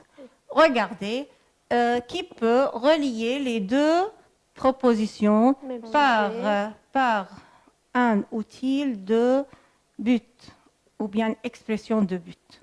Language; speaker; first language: French; non-native, fluent; Arabic